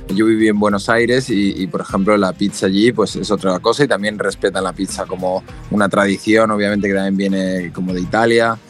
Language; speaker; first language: Spanish; native; Spanish